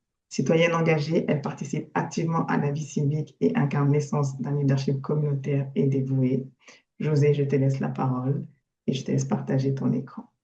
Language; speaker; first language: French; native; French